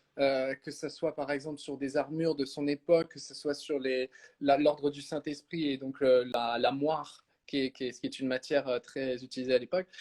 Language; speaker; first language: French; native; French